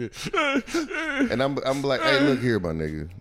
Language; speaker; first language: English; native; English